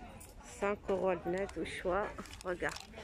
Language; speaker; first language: French; non-native, learner; Arabic